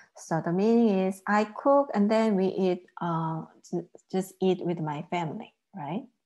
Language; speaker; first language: English; non-native, fluent; Korean